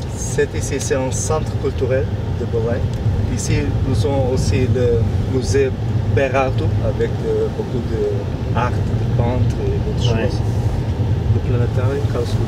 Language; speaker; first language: French; non-native, fluent; Portuguese